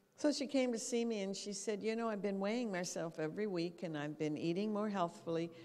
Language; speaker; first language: English; native; English